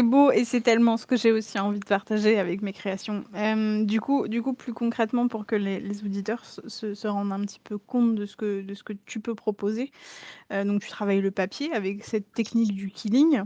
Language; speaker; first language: French; native; French